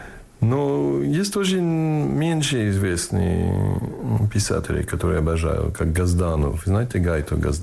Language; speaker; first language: Russian; non-native, fluent; English